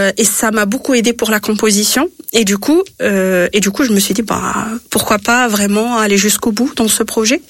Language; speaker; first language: French; non-native, local second language; Arabic